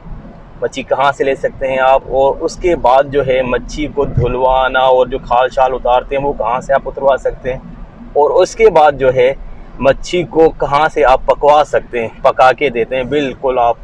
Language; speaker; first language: Hindi; native; Hindi